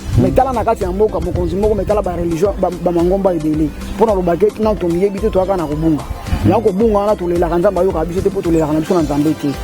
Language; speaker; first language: Lingala; non-native, local second language; Kongo